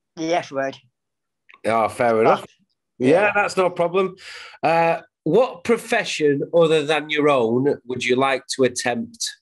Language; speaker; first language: English; native; English